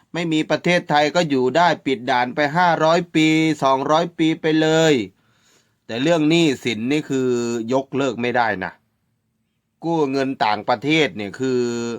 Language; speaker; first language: Thai; native; Thai